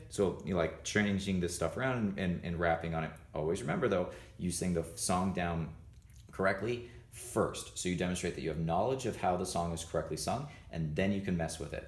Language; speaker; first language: English; native; English